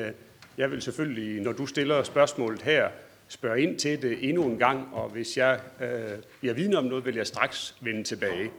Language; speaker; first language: Danish; native; Danish